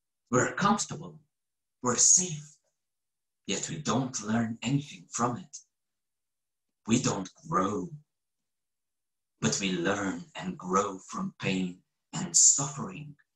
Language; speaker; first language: English; non-native, fluent; Romanian